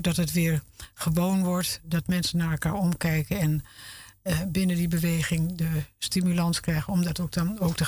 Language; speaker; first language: Dutch; native; Dutch